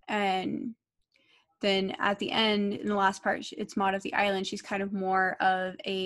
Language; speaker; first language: English; native; English